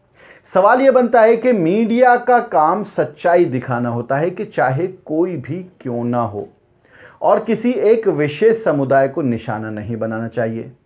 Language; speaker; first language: Hindi; native; Hindi